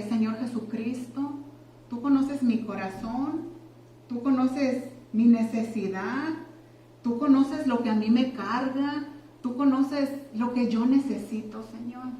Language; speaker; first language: Spanish; native; Spanish